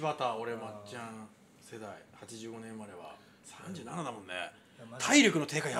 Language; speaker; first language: Japanese; native; Japanese